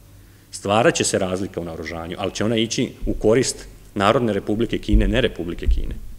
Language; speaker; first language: Serbian; native; Serbian